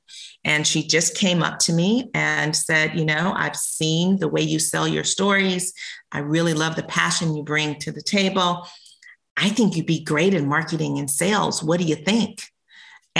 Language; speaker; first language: English; native; English